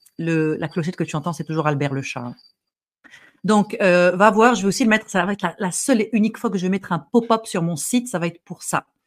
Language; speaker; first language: French; non-native, local second language; Arabic